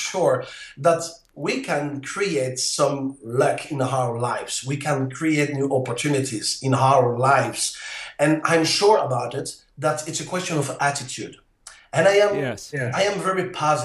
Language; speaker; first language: English; non-native, fluent; French